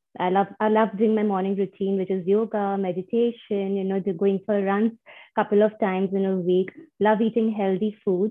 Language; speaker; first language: English; non-native, local second language; Hindi